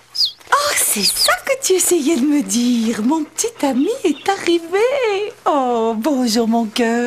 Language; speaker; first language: French; native; French